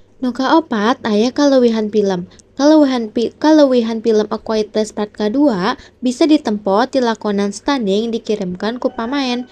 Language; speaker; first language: Sundanese; non-native, local second language; Indonesian